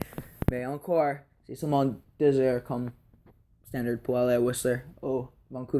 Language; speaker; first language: French; non-native, learner; English